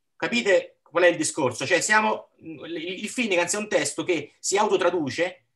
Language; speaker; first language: Italian; native; Italian